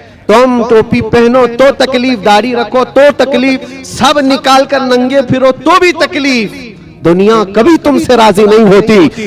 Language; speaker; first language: Urdu; native; Urdu